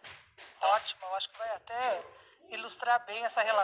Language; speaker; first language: Portuguese; native; Portuguese